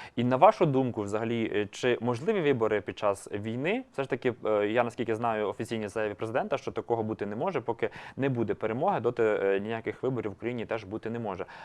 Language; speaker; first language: Ukrainian; native; Ukrainian